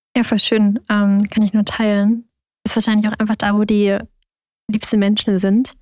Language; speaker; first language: German; early bilingual, other home language; Vietnamese